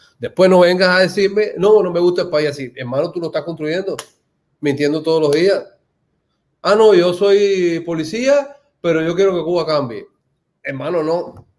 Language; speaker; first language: Spanish; native; Spanish